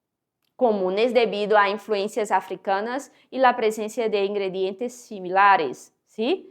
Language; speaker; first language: Spanish; non-native, fluent; Portuguese